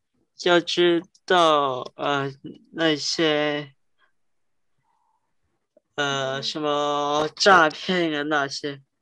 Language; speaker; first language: Chinese; early bilingual, heritage; Cantonese